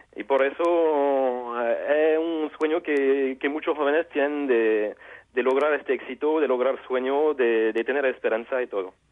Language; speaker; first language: Spanish; non-native, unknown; French